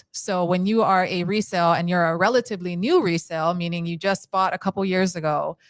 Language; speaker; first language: English; native; English